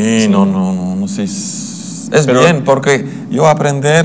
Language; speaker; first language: Spanish; non-native, learner; Dutch